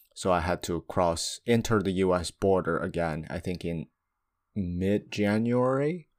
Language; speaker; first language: English; non-native, fluent; Chinese